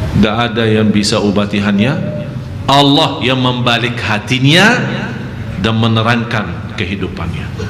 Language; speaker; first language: Malay; non-native, fluent; Arabic